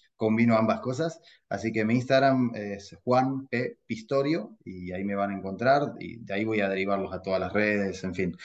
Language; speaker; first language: Spanish; native; Spanish